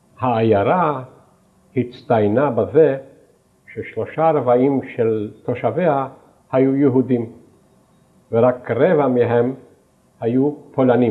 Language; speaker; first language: Hebrew; non-native, fluent; Yiddish